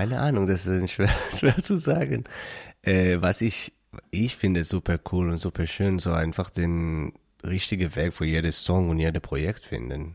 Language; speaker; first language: German; non-native, learner; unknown